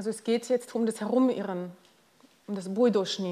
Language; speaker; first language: German; non-native, fluent; Hungarian